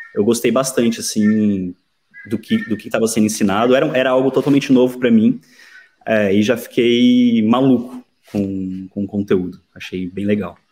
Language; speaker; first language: Portuguese; native; Portuguese